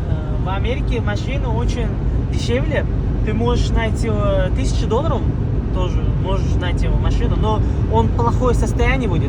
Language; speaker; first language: Russian; non-native, learner; Uzbek